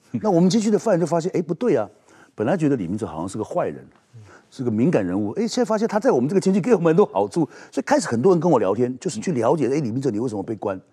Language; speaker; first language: Chinese; native; Chinese